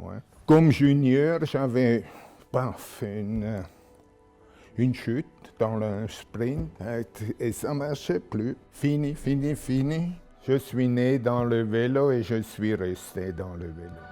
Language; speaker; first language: French; non-native, local second language; German